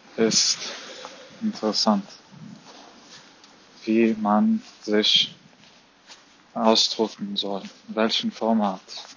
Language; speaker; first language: German; non-native, fluent; Arabic